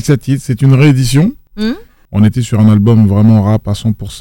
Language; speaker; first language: French; native; French